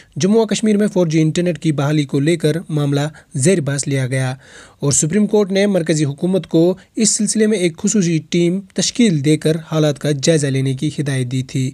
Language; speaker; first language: Urdu; non-native, local second language; Kashmiri